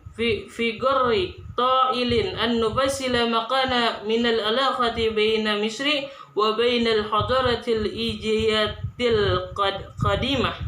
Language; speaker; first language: Arabic; non-native, learner; Indonesian